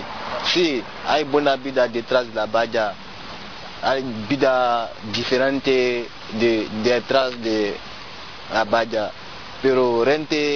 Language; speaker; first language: Spanish; non-native, learner; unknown